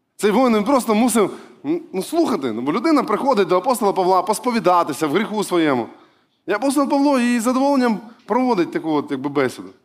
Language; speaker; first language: Ukrainian; non-native, local second language; Russian